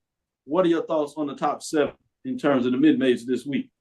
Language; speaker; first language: English; native; English